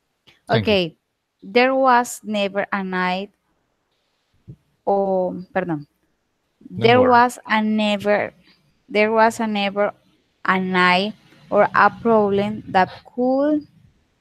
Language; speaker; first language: English; non-native, learner; Spanish